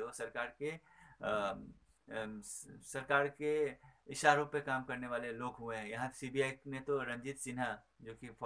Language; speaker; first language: Hindi; native; Hindi